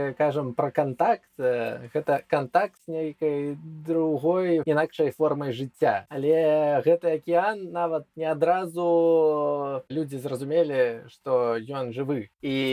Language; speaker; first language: Belarusian; non-native, local second language; Russian